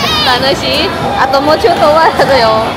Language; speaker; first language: Japanese; non-native, learner; Filipino